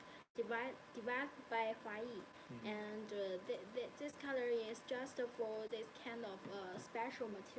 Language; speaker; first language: English; non-native, learner; Chinese